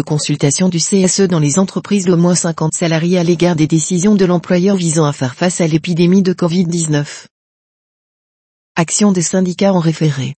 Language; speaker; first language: French; native; French